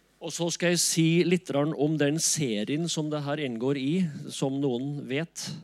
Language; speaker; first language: Norwegian; native; Norwegian